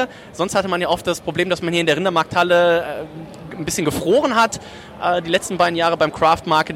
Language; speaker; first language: German; native; German